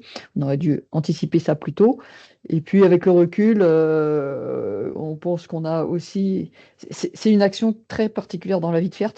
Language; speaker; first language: French; native; French